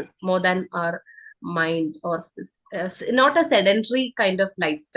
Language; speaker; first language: English; non-native, fluent; Malayalam